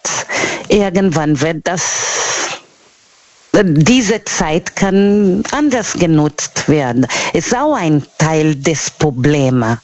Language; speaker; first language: German; non-native, learner; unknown